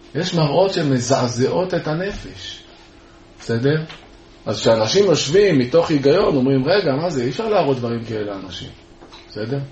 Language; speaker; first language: Hebrew; native; Hebrew